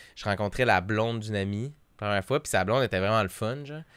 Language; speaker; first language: French; native; French